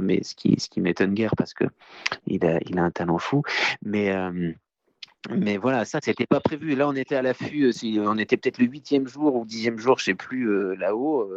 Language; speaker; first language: French; native; French